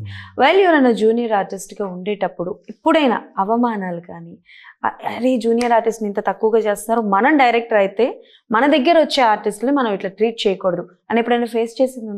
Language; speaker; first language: Telugu; native; Telugu